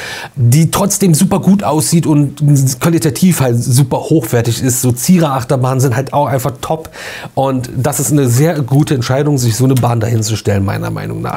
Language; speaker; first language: German; native; German